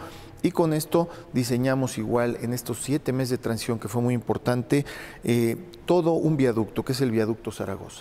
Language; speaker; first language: Spanish; native; Spanish